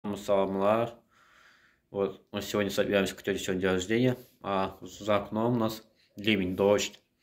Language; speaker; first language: Russian; non-native, local second language; Azerbaijani